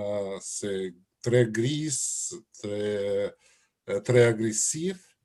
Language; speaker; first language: French; non-native, learner; Russian